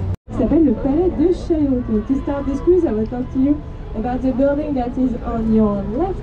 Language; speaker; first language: English; non-native, fluent; French